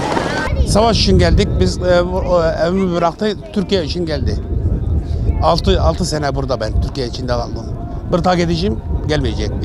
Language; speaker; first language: Turkish; non-native, learner; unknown